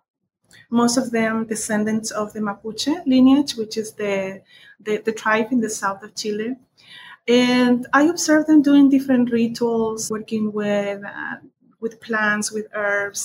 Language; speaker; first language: English; non-native, fluent; Spanish